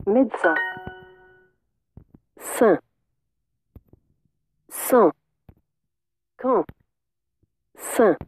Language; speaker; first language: French; non-native, learner; English